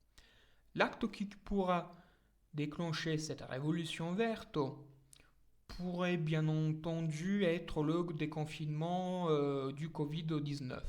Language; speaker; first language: French; native; French